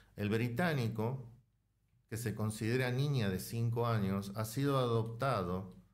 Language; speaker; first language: Spanish; native; Spanish